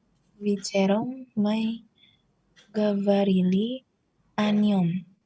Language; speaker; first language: Russian; non-native, learner; Indonesian